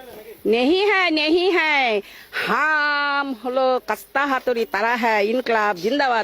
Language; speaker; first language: Hindi; non-native, local second language; Bangla